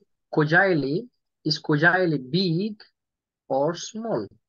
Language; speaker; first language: English; non-native, local second language; Yoruba